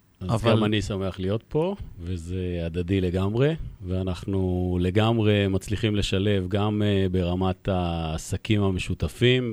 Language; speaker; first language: Hebrew; native; Hebrew